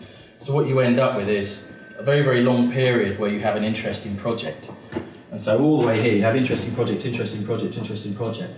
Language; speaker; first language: English; native; English